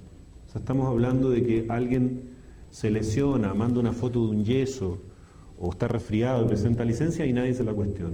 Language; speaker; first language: Spanish; native; Spanish